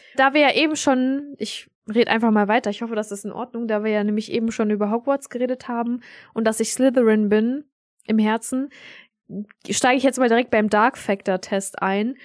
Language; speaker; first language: German; early bilingual, other home language; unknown